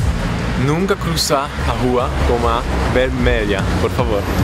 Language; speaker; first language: Portuguese; non-native, fluent; Czech